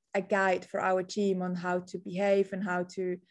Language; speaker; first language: English; non-native, fluent; Swiss German